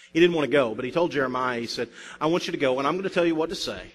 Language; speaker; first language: English; native; English